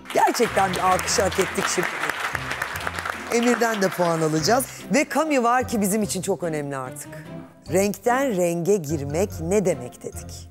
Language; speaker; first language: Turkish; native; Turkish